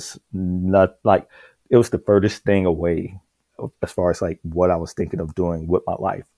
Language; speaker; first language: English; native; English